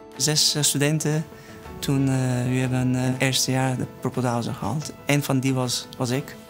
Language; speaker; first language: Dutch; non-native, fluent; Persian